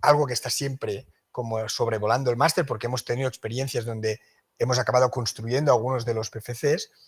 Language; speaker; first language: Spanish; non-native, local second language; Catalan